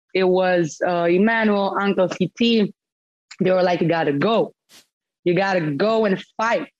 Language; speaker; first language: English; non-native, fluent; Romanian